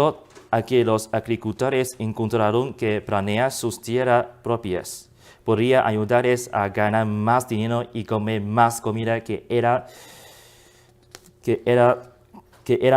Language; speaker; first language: Spanish; non-native, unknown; Chinese